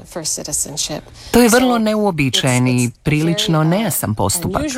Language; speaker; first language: Croatian; non-native, fluent; English